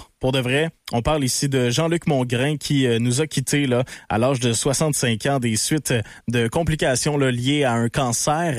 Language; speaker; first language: French; native; French